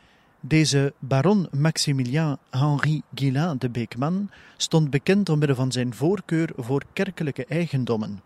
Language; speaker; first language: Dutch; native; Dutch